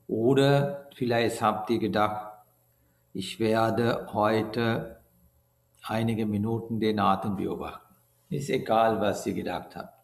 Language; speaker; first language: German; non-native, learner; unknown